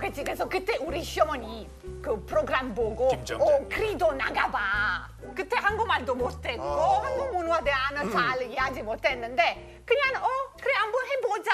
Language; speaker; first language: Korean; non-native, fluent; Italian